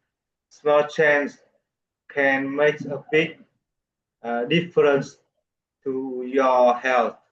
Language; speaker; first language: English; non-native, learner; Vietnamese